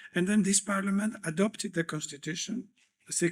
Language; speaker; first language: English; non-native, fluent; Greek